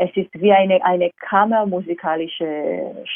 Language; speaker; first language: German; non-native, fluent; Hebrew